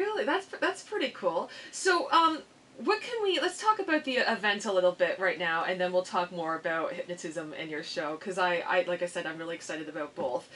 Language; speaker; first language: English; native; English